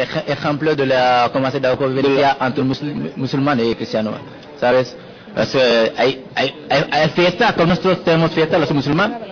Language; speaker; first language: Spanish; non-native, fluent; Wolof